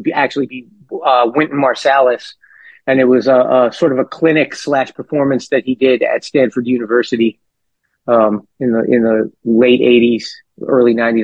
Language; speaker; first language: English; native; English